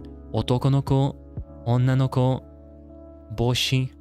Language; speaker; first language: Japanese; non-native, learner; English